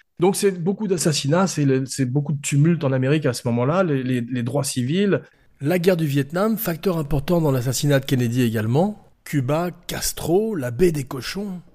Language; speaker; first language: French; native; French